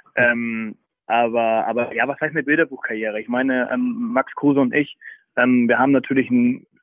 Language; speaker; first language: German; native; German